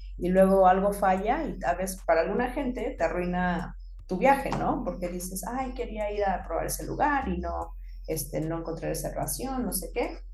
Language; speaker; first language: Spanish; early bilingual, heritage; Spanish